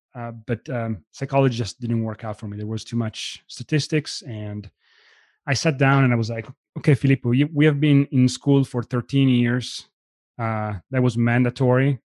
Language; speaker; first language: English; non-native, fluent; Italian